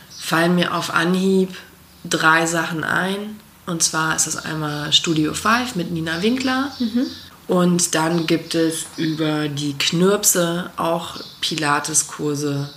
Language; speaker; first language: German; native; German